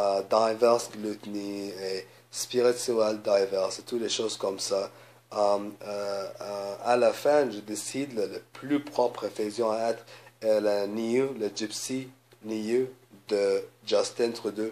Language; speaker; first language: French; non-native, learner; English